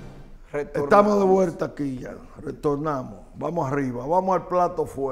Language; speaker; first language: Spanish; native; Spanish